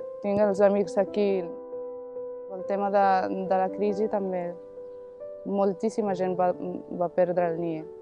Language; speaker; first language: Catalan; early bilingual, other home language; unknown